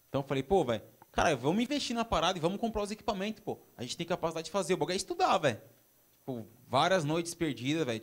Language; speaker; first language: Portuguese; native; Portuguese